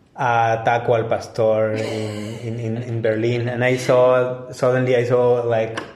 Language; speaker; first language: English; non-native, fluent; Spanish